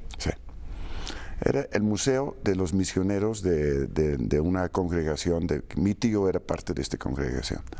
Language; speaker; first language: Spanish; non-native, fluent; Dutch